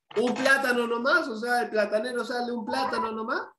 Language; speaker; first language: Spanish; native; Spanish